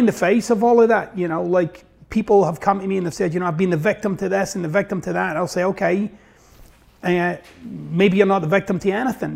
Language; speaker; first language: English; native; English